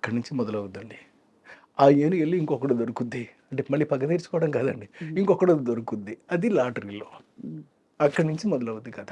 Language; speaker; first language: Telugu; native; Telugu